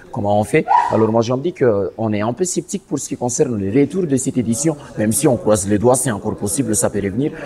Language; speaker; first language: French; non-native, local second language; Swahili